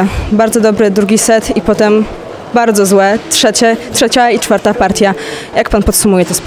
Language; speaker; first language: Polish; native; Polish